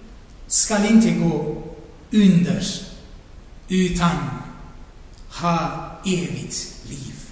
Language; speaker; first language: Swedish; non-native, fluent; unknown